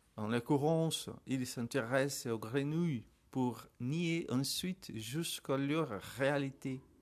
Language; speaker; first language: French; non-native, learner; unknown